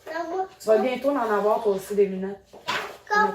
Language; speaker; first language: French; native; French